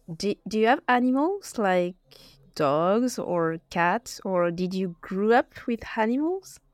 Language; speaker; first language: English; non-native, learner; French